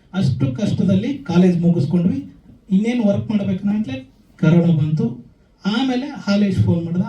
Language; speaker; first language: Kannada; native; Kannada